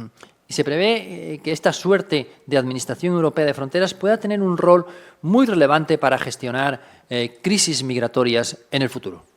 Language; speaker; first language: Spanish; native; Spanish